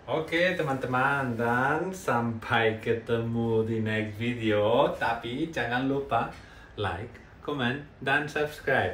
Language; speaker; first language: Indonesian; non-native, learner; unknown